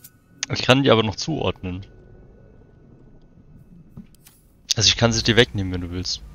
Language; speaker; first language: German; native; German